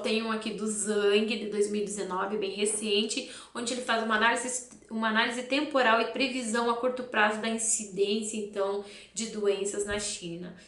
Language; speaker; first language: Portuguese; native; Portuguese